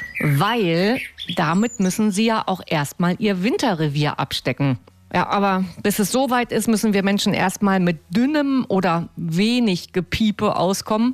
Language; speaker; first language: German; native; German